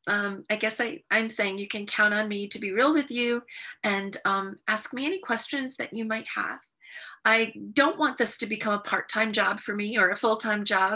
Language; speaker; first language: English; native; English